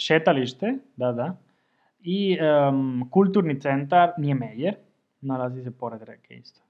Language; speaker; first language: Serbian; non-native, fluent; Spanish